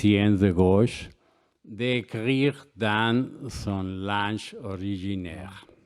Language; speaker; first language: French; non-native, learner; Spanish